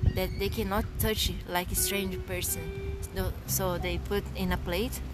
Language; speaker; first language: English; non-native, learner; Portuguese